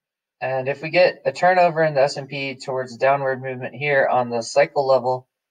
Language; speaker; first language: English; native; English